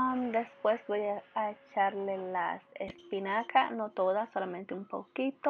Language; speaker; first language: Spanish; early bilingual, heritage; Spanish